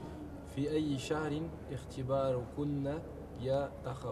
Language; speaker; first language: Arabic; non-native, learner; French